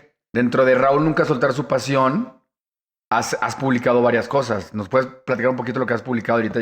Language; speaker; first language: Spanish; native; Spanish